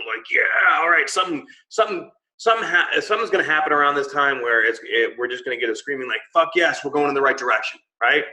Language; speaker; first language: English; native; English